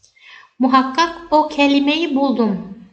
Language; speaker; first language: Turkish; non-native, fluent; Indonesian